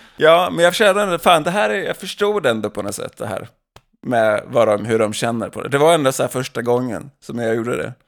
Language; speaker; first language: Swedish; native; Swedish